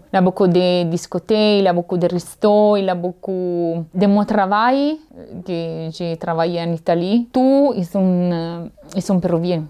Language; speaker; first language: French; non-native, learner; Italian